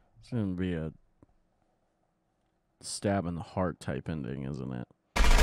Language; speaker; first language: English; native; English